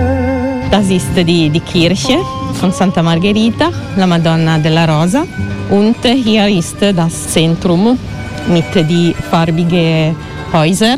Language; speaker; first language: German; non-native, learner; Italian